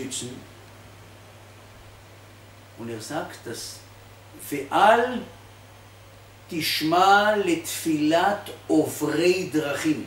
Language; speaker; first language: German; non-native, fluent; Hebrew